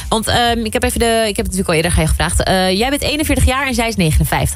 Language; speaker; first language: Dutch; native; Dutch